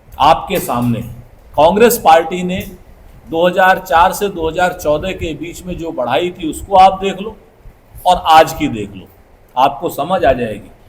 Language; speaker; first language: Hindi; native; Hindi